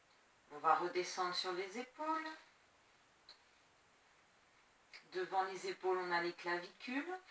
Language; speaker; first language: French; native; French